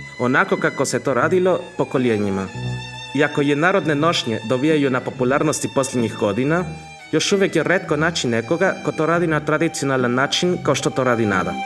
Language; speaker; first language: Serbian; non-native, fluent; Spanish